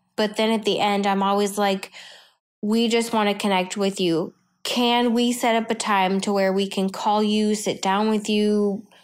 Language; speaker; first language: English; native; English